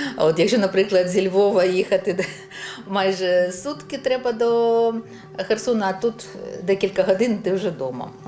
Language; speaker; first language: Ukrainian; non-native, local second language; Russian